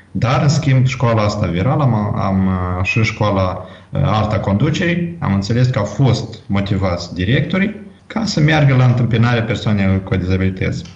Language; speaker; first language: Romanian; native; Romanian